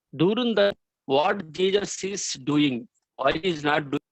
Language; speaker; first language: English; non-native, local second language; Telugu